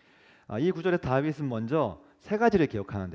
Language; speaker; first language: Korean; native; Korean